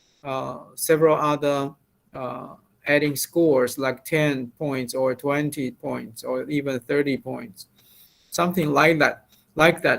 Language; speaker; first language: English; non-native, fluent; Chinese